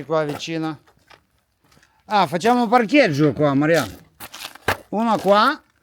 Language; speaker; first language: Italian; non-native, learner; Russian